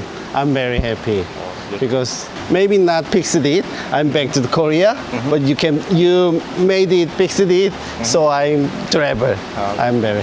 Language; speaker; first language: English; non-native, learner; Korean